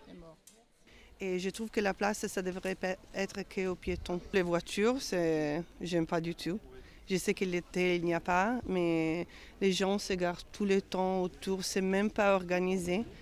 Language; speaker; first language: French; non-native, fluent; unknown